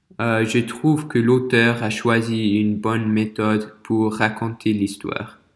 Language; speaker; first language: French; non-native, fluent; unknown